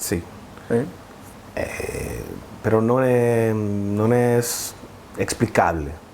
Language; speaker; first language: Spanish; non-native, learner; English